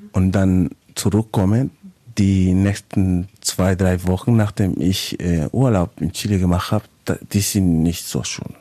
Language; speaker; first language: German; non-native, fluent; Spanish